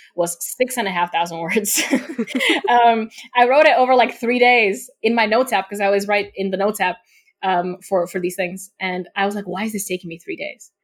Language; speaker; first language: English; non-native, fluent; Slovak